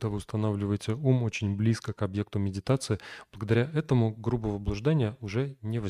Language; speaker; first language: Russian; native; Russian